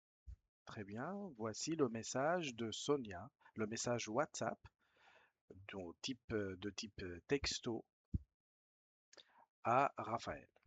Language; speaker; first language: French; non-native, fluent; Spanish